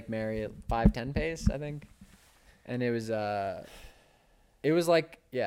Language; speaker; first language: English; early bilingual, other home language; Spanish